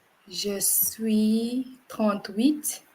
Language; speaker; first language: French; non-native, learner; English